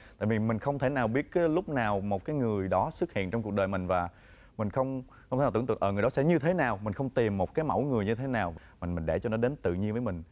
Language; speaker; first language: Vietnamese; early bilingual, heritage; Vietnamese